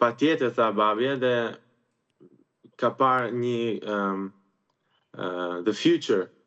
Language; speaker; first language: Albanian; early bilingual, heritage; Albanian